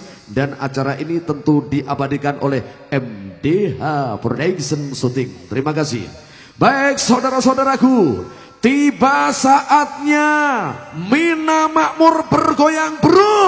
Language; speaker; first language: Indonesian; non-native, local second language; Javanese